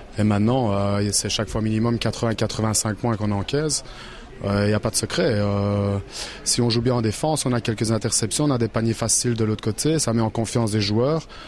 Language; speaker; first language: French; native; French